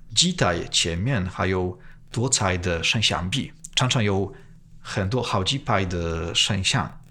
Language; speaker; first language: Chinese; non-native, fluent; Polish